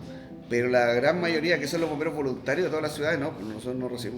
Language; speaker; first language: Spanish; native; Spanish